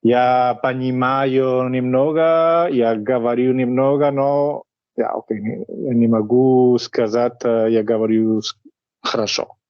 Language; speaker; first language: Russian; non-native, learner; Spanish